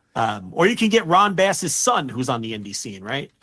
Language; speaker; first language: English; native; English